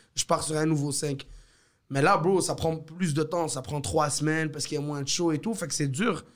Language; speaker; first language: French; early bilingual, other home language; Arabic